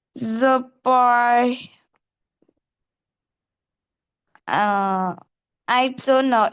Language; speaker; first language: English; non-native, learner; Vietnamese